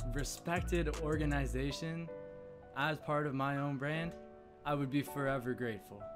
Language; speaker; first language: English; native; English